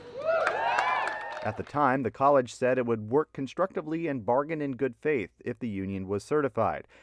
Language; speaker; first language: English; native; English